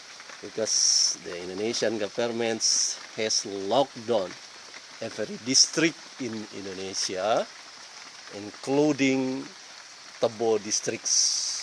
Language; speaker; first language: English; non-native, learner; Indonesian